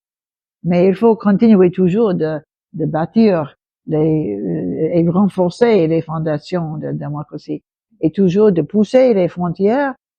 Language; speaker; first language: French; non-native, local second language; English